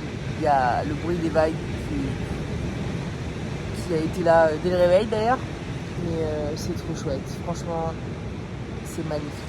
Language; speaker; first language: French; native; French